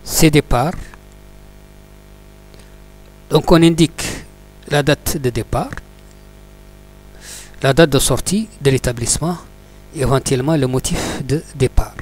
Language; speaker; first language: French; non-native, local second language; Arabic